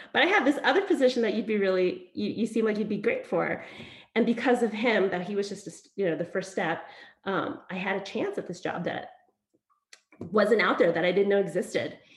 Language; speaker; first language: English; early bilingual, other home language; Vietnamese